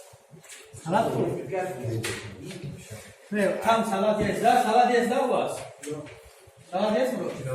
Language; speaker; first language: Russian; non-native, local second language; Tajik